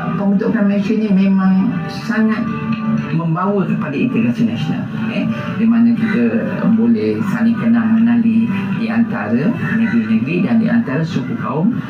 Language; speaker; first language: Malay; native; Malay